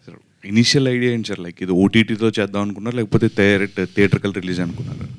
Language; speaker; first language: Telugu; native; Telugu